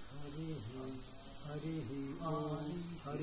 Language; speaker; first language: Japanese; non-native, learner; Bangla